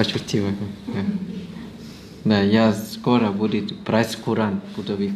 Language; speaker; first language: Russian; non-native, learner; Thai